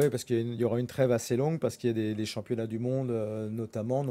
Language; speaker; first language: French; native; French